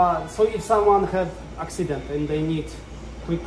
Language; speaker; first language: English; non-native, learner; Polish